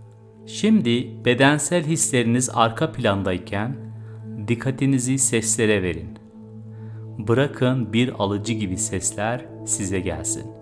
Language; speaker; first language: Turkish; native; Turkish